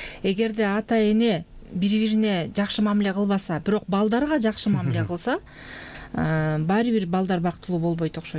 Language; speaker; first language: Kyrgyz; native; Kyrgyz